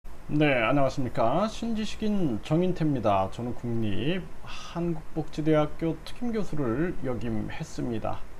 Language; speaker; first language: Korean; native; Korean